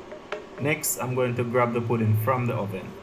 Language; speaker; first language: English; native; English